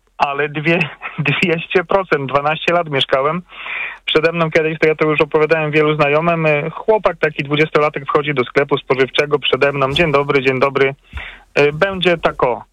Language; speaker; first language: Polish; native; Polish